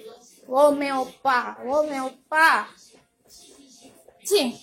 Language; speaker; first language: Chinese; non-native, learner; Indonesian